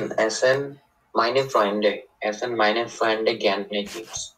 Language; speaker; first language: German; non-native, learner; Bangla